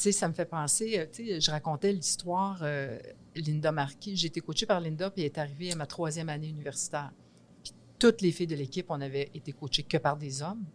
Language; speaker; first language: French; native; French